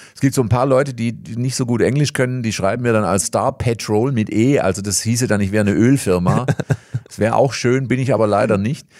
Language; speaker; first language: German; native; German